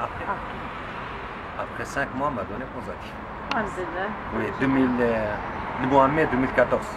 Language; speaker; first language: French; non-native, learner; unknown